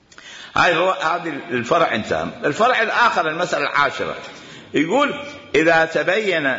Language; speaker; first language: Arabic; native; Arabic